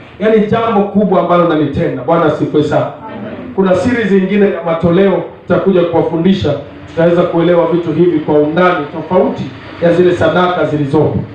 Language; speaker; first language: Swahili; non-native, local second language; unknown